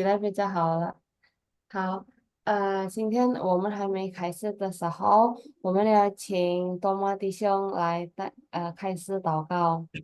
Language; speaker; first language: Chinese; non-native, learner; Indonesian